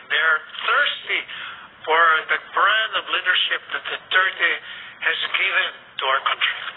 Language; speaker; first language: English; non-native, local second language; Filipino